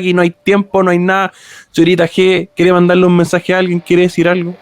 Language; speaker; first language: Spanish; native; Spanish